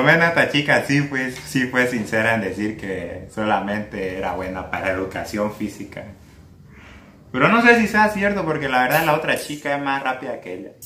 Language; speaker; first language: Spanish; native; Spanish